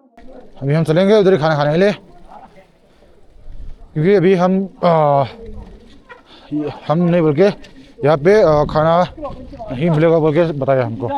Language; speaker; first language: Hindi; non-native, local second language; Mizo